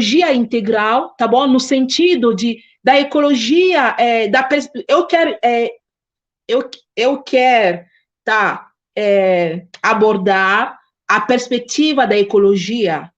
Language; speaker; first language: Portuguese; non-native, fluent; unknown